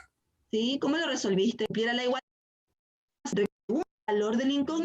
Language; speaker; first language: Spanish; native; Spanish